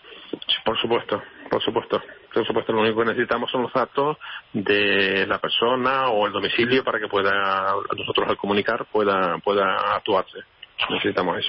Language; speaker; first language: Spanish; native; Spanish